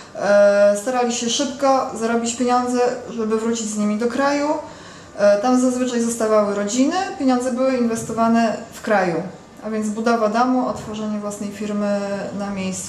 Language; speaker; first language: Polish; native; Polish